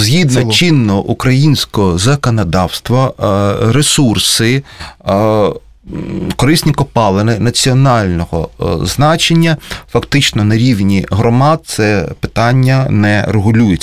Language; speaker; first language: Ukrainian; native; Ukrainian